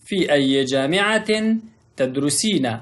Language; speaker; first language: Arabic; non-native, fluent; Pashto